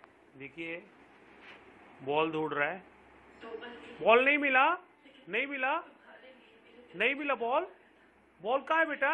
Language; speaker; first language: Hindi; native; Hindi